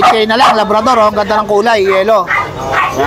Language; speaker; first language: Filipino; native; Filipino